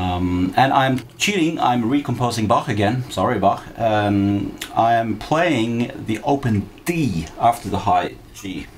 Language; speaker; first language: English; non-native, fluent; Norwegian